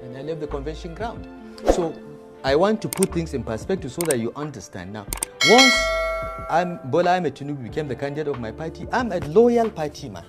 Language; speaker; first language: English; non-native, local second language; Hausa